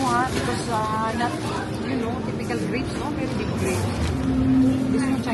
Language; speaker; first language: English; non-native, local second language; Filipino